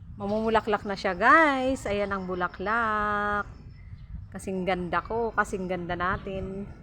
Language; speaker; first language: Filipino; non-native, local second language; Waray